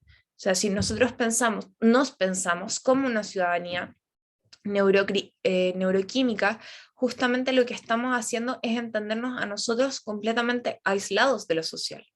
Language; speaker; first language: Spanish; native; Spanish